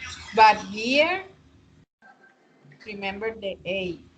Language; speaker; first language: English; non-native, fluent; Spanish